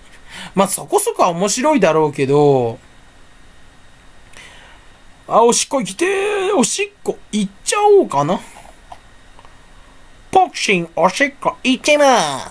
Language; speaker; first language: Japanese; native; Japanese